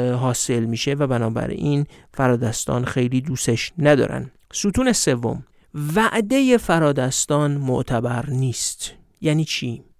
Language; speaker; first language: Persian; native; Persian